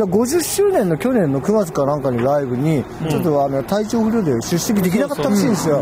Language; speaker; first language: Japanese; native; Japanese